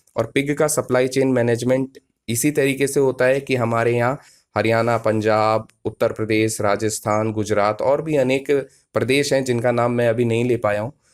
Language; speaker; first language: Hindi; native; Hindi